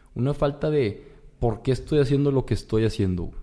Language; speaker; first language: Spanish; native; Spanish